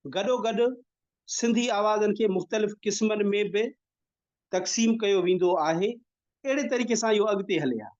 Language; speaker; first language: Sindhi; native; Sindhi